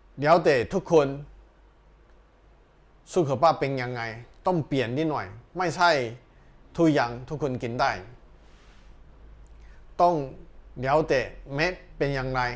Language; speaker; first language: Thai; non-native, learner; Chinese